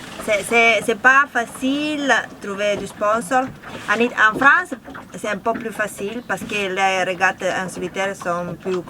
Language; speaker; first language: French; non-native, learner; Italian